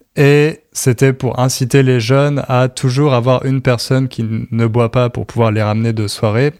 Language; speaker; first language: French; native; French